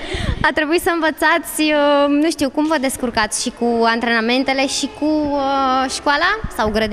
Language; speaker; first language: Romanian; native; Romanian